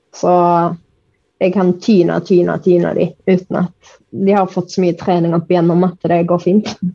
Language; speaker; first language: Norwegian; native; Norwegian